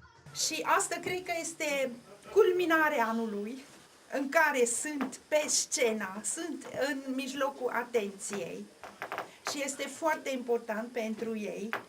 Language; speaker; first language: Romanian; non-native, fluent; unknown